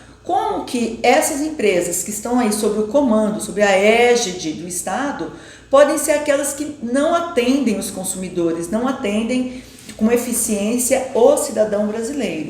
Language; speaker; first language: Portuguese; native; Portuguese